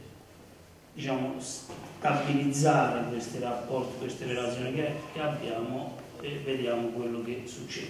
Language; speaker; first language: Italian; native; Italian